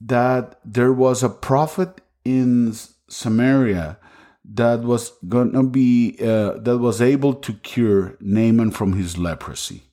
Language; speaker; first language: English; non-native, fluent; Spanish